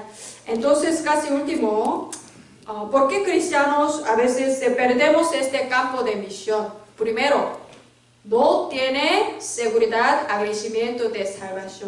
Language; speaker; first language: Spanish; non-native, learner; Korean